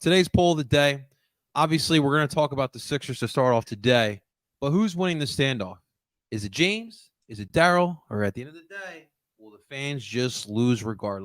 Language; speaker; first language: English; native; English